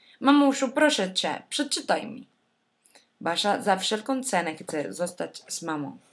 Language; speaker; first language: Polish; non-native, learner; Spanish